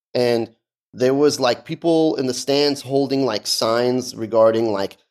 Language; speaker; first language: English; early bilingual, other home language; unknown